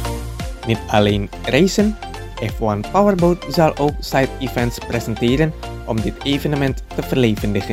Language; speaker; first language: Dutch; non-native, fluent; Indonesian